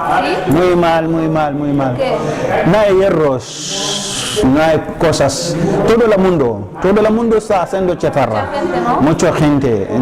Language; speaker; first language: Spanish; non-native, learner; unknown